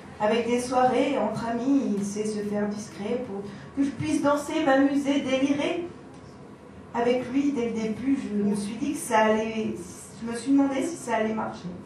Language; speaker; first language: French; native; French